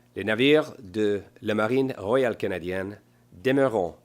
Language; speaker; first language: French; non-native, local second language; English